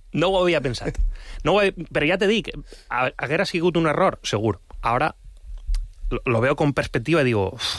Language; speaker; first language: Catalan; non-native, local second language; Spanish